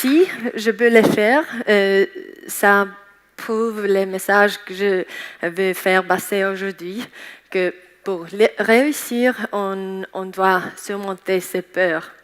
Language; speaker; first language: French; non-native, learner; Estonian